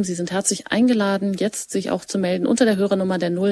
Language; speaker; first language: German; native; German